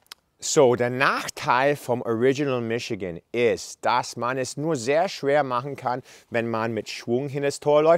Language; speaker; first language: German; non-native, fluent; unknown